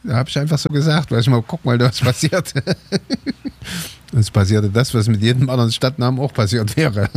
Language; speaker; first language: German; native; German